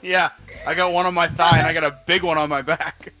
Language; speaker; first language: English; native; English